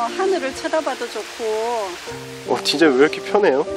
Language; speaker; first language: Korean; native; Korean